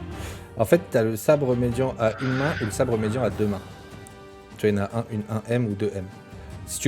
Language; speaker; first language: French; native; French